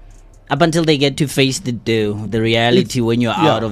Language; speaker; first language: English; non-native, local second language; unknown